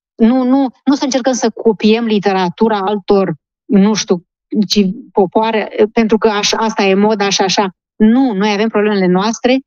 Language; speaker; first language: Romanian; native; Romanian